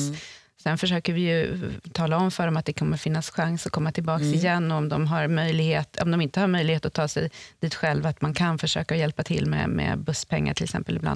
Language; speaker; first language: Swedish; native; Swedish